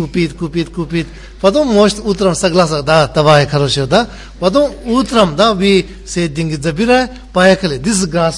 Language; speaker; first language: Russian; non-native, learner; Tibetan